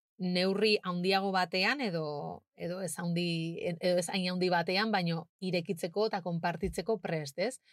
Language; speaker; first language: Basque; non-native, local second language; Spanish